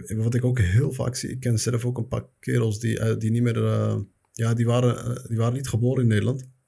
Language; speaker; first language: Dutch; early bilingual, other home language; Arabic